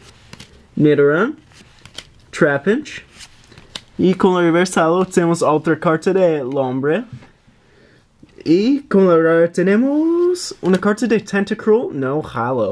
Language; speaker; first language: Spanish; non-native, learner; English